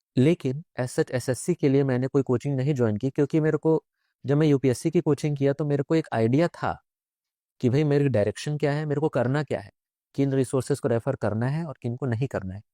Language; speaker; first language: Hindi; native; Hindi